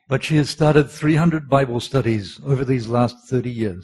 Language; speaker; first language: English; native; English